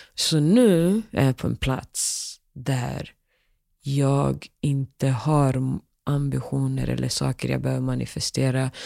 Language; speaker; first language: Swedish; early bilingual, other home language; Somali